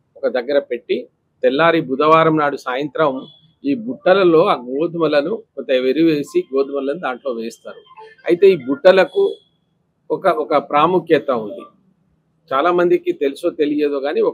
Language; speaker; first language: Telugu; non-native, local second language; Lambadi